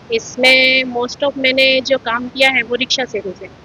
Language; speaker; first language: Hindi; native; Hindi